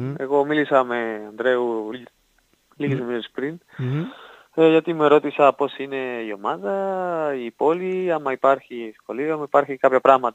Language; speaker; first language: Greek; non-native, learner; Spanish